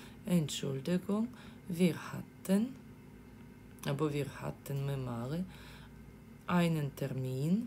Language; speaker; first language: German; non-native, fluent; Ukrainian